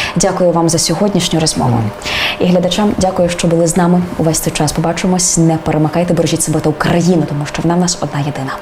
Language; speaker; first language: Ukrainian; native; Ukrainian